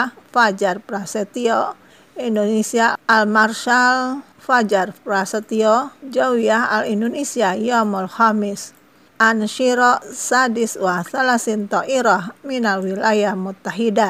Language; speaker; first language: Arabic; non-native, fluent; Indonesian